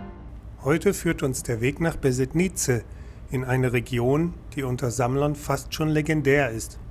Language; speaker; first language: German; native; German